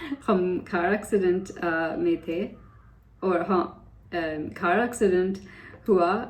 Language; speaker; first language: Hindi; non-native, learner; English